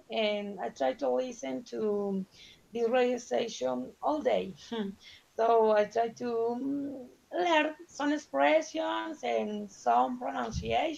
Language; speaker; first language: English; non-native, learner; Spanish